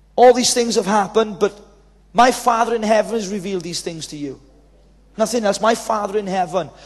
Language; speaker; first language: English; native; English